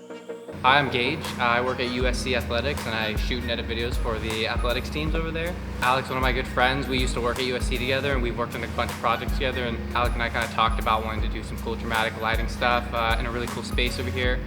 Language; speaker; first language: English; native; English